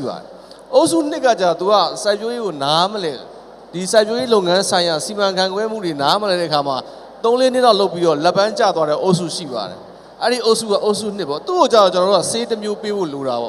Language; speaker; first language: Burmese; native; Burmese